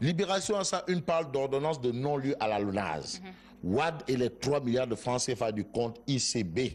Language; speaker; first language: French; non-native, local second language; Wolof